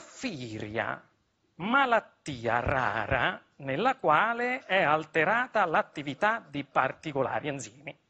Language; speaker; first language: Italian; native; Italian